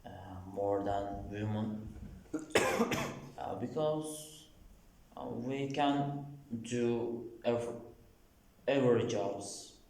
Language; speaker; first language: English; non-native, learner; Turkish